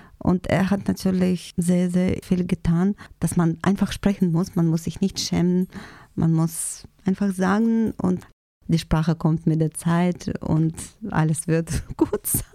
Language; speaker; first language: German; non-native, fluent; Russian